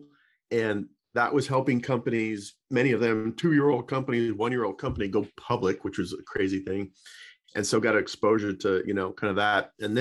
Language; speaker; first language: English; native; English